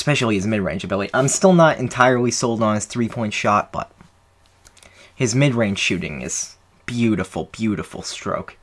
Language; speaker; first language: English; native; English